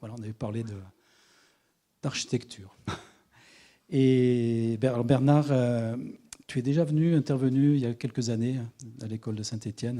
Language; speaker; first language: French; native; French